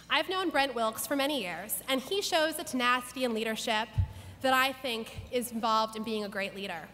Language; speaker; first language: English; native; English